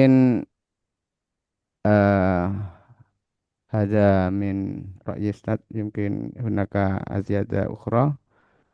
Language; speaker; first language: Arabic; non-native, learner; Indonesian